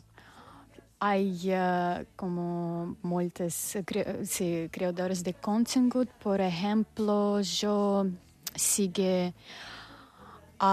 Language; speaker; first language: Catalan; non-native, learner; English